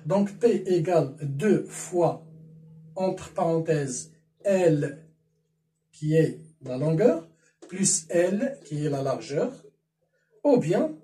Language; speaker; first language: French; non-native, local second language; Arabic